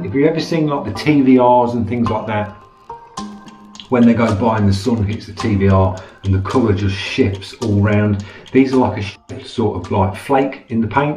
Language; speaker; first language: English; native; English